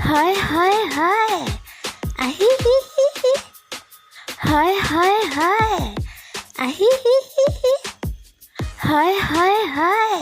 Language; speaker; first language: Thai; native; Thai